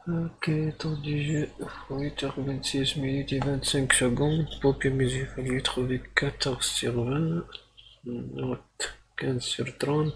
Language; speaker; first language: French; non-native, learner; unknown